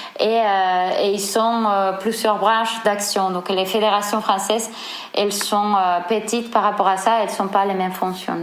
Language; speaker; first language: French; non-native, fluent; Spanish